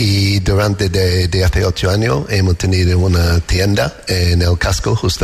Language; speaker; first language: Spanish; non-native, learner; English